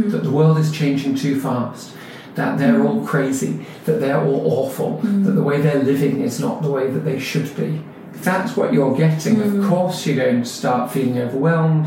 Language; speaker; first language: English; native; English